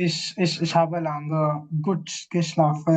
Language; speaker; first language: German; non-native, learner; Hindi